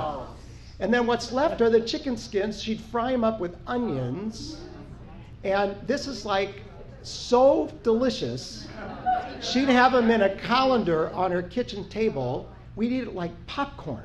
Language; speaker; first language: English; native; English